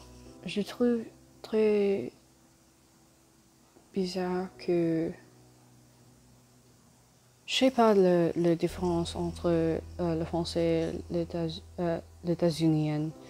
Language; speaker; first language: French; non-native, learner; English